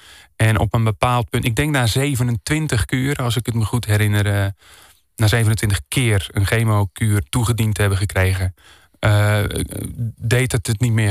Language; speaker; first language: Dutch; native; Dutch